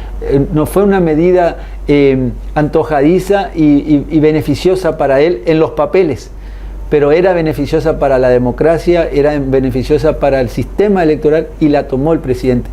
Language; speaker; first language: Spanish; native; Spanish